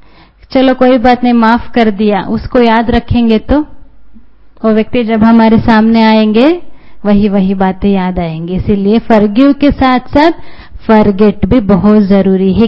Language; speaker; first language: Hindi; native; Hindi